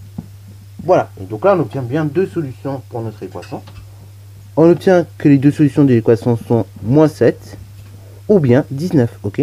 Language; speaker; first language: French; native; French